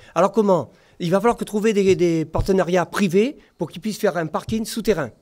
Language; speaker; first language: French; native; French